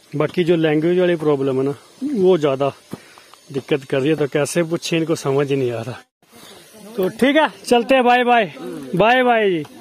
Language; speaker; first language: Hindi; native; Hindi